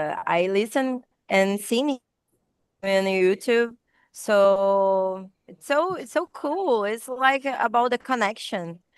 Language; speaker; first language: English; non-native, learner; Portuguese